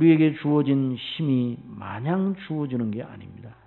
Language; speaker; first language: Korean; native; Korean